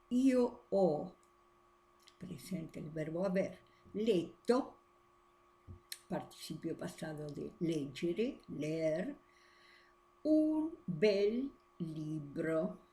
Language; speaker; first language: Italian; non-native, fluent; Spanish